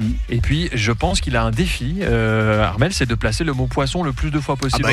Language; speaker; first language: French; native; French